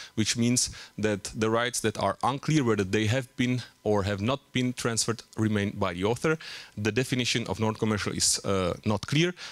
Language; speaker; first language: English; non-native, fluent; Czech